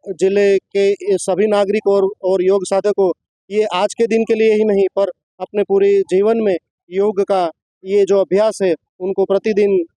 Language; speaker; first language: Hindi; non-native, local second language; Gujarati